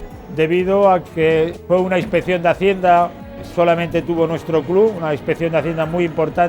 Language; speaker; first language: Spanish; native; Spanish